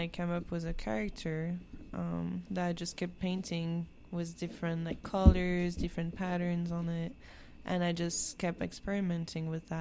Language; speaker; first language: English; non-native, fluent; French